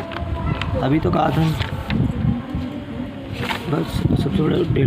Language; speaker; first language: Hindi; native; Hindi